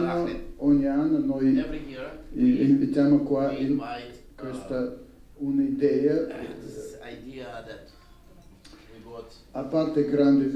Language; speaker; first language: Italian; non-native, learner; Russian